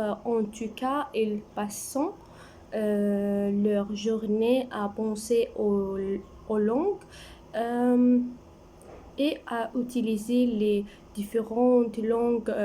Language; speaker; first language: French; non-native, learner; Arabic